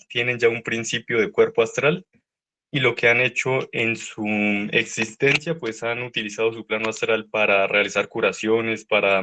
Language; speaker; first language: Spanish; native; Spanish